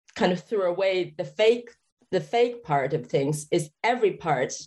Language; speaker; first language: English; non-native, fluent; Chinese